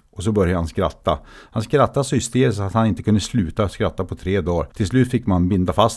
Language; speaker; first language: Swedish; native; Swedish